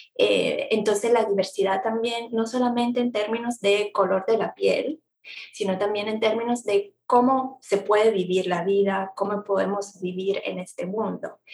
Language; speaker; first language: Spanish; non-native, fluent; Italian